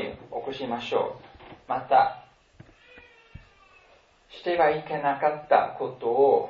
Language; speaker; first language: Japanese; non-native, fluent; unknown